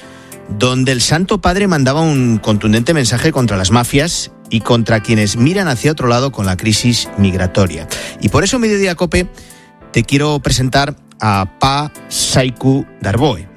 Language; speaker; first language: Spanish; native; Spanish